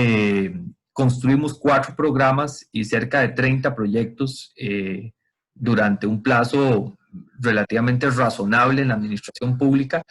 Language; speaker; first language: Spanish; native; Spanish